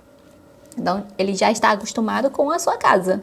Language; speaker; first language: Portuguese; non-native, fluent; Chinese